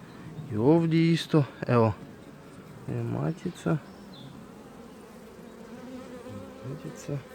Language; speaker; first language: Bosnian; non-native, learner; Russian